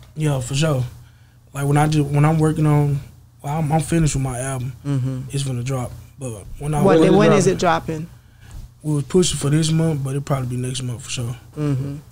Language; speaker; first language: English; native; English